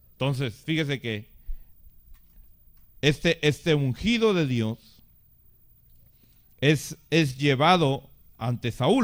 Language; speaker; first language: Spanish; native; Spanish